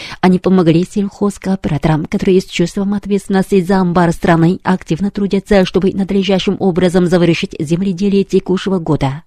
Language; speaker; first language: Russian; non-native, fluent; Korean